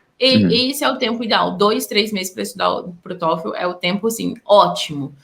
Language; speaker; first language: Portuguese; native; Portuguese